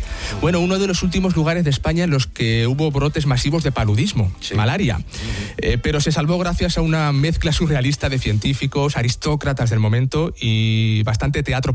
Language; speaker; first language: Spanish; native; Spanish